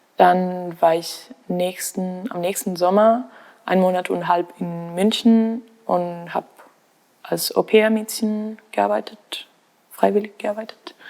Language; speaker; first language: German; non-native, fluent; Spanish